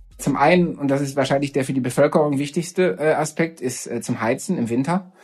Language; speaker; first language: German; native; German